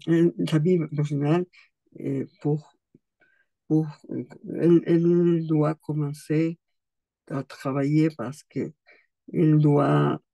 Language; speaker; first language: French; non-native, learner; Spanish